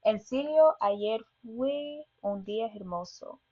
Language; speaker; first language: Spanish; non-native, learner; English